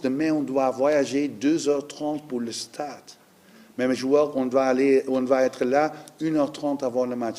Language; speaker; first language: French; non-native, learner; Dutch